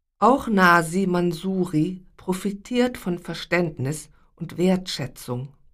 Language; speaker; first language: German; native; German